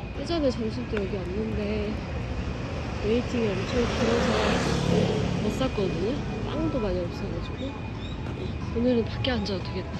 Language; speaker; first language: Korean; non-native, fluent; Mongolian